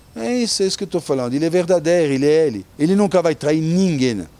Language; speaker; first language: Portuguese; non-native, fluent; French